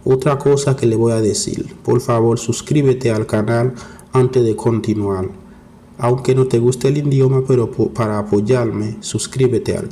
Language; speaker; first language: Spanish; non-native, fluent; Haitian Creole